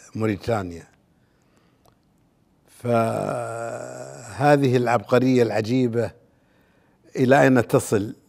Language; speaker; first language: Arabic; native; Arabic